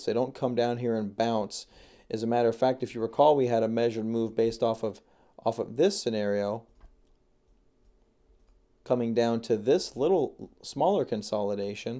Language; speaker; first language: English; native; English